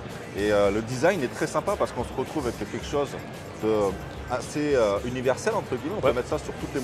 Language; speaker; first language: French; native; French